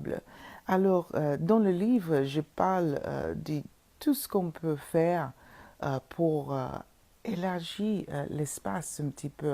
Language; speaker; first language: French; non-native, fluent; English